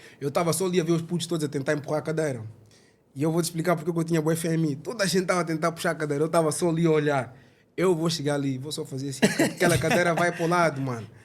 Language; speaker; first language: Portuguese; early bilingual, other home language; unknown